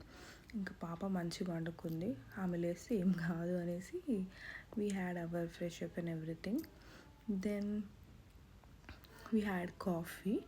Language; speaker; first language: Telugu; early bilingual, heritage; Telugu